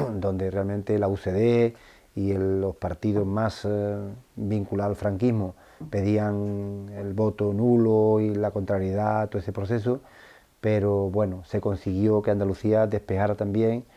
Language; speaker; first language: Spanish; native; Spanish